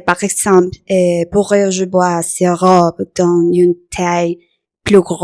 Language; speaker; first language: French; non-native, learner; Spanish